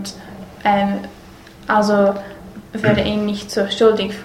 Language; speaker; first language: German; non-native, learner; English